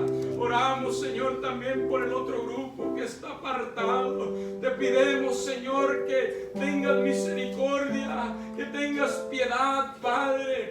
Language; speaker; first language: Spanish; native; Spanish